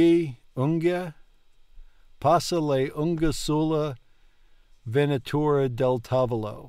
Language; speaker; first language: Italian; non-native, learner; English